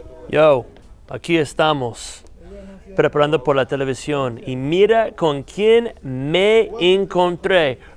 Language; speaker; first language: Spanish; non-native, fluent; English